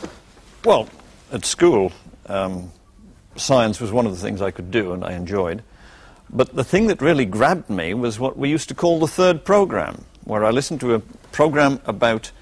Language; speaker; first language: English; native; English